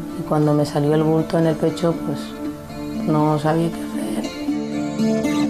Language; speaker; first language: Spanish; early bilingual, other home language; Arabic